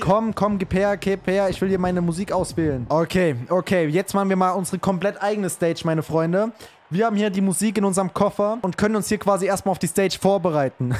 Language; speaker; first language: German; native; German